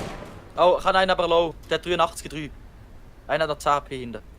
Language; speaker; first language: German; native; German